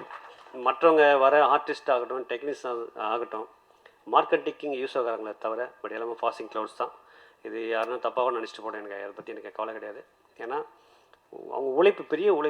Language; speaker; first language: Tamil; native; Tamil